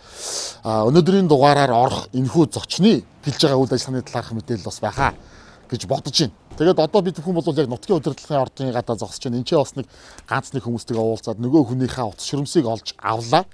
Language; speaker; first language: Mongolian; native; Mongolian